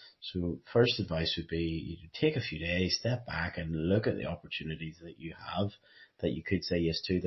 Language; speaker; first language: English; native; English